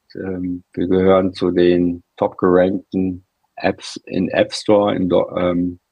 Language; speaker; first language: German; native; German